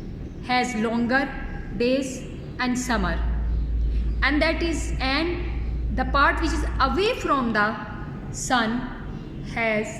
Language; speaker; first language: English; non-native, local second language; Urdu